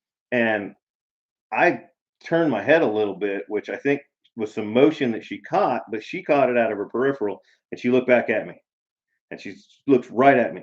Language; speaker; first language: English; native; English